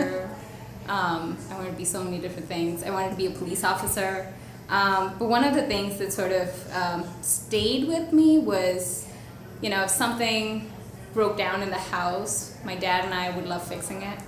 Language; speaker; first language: English; non-native, local second language; Telugu